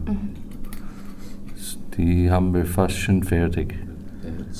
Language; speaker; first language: German; non-native, fluent; English